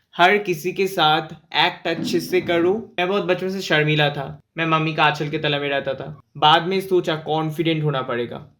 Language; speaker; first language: Hindi; non-native, local second language; Bangla